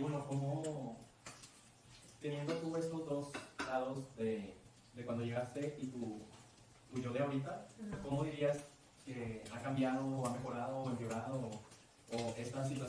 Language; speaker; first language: Spanish; native; Spanish